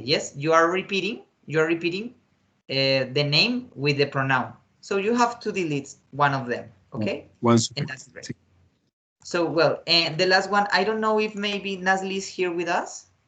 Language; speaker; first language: English; non-native, learner; Spanish